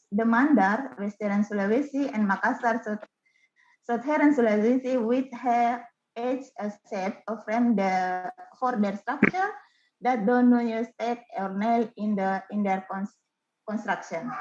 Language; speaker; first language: English; non-native, learner; Indonesian